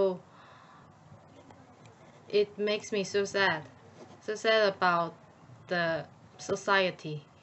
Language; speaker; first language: English; non-native, learner; Korean